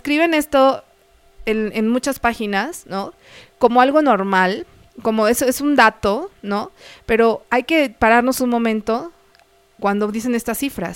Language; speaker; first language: Spanish; native; Spanish